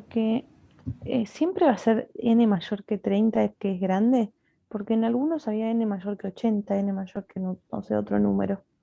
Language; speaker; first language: Spanish; native; Spanish